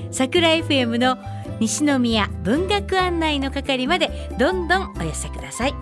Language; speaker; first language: Japanese; native; Japanese